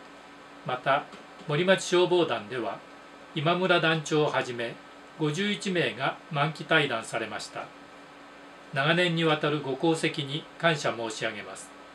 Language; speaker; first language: Japanese; native; Japanese